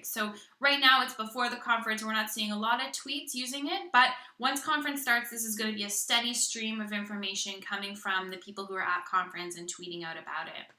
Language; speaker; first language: English; native; English